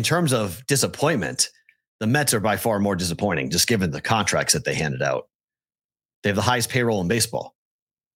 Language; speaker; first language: English; native; English